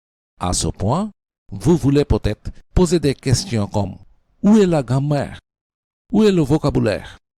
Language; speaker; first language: French; non-native, fluent; Bangla